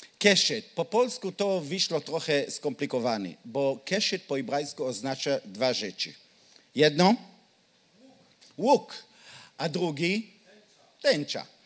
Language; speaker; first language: Polish; non-native, learner; Hebrew